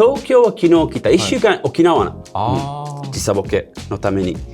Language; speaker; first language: Japanese; non-native, learner; English